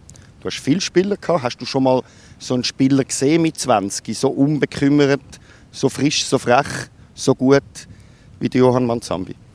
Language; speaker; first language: German; native; German